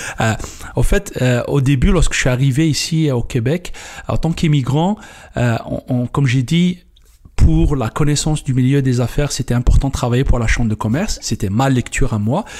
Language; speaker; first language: French; non-native, local second language; Kabyle